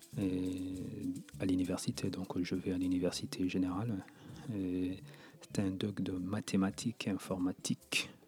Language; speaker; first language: French; non-native, local second language; Kinyarwanda